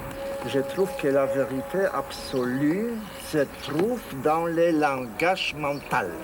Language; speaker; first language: French; non-native, fluent; Polish